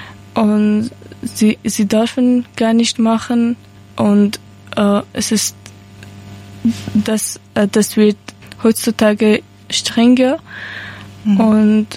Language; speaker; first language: German; non-native, learner; Persian